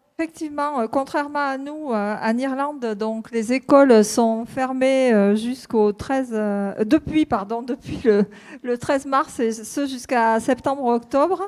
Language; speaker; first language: French; native; French